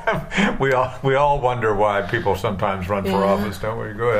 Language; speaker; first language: English; native; English